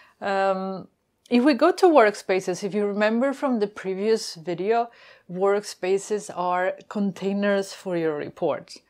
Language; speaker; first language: English; non-native, fluent; Spanish